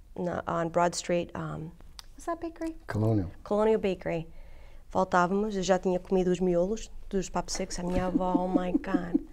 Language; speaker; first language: Portuguese; early bilingual, heritage; English